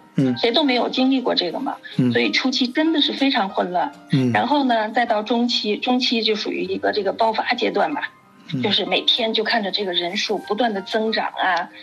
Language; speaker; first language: Chinese; native; Chinese